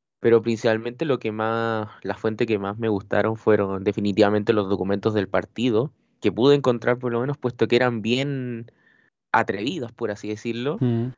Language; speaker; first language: Spanish; native; Spanish